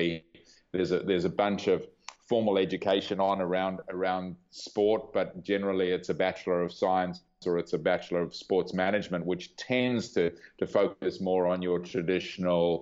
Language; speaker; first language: English; native; English